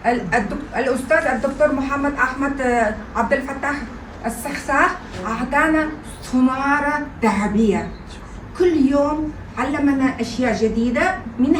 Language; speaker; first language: Arabic; non-native, fluent; Kazakh